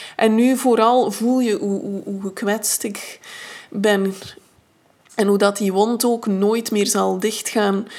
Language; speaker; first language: Dutch; native; Dutch